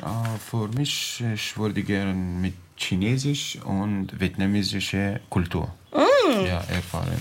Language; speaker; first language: German; non-native, learner; Arabic